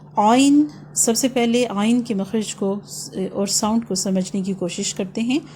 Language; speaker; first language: Urdu; native; Urdu